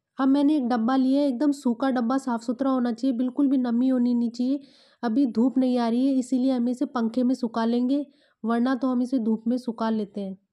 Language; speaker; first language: Hindi; native; Hindi